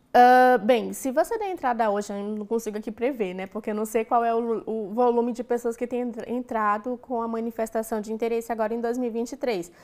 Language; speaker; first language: Portuguese; native; Portuguese